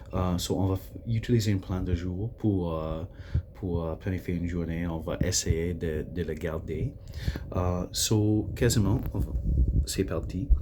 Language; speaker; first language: French; non-native, local second language; English